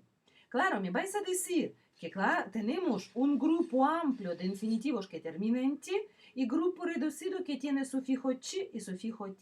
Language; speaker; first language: Spanish; non-native, fluent; Russian